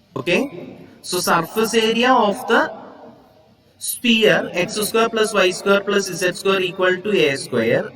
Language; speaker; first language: English; non-native, local second language; Malayalam